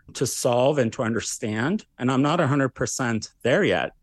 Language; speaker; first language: English; early bilingual, other home language; Armenian